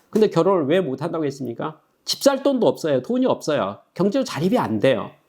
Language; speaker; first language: Korean; native; Korean